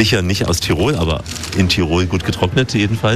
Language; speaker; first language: German; native; German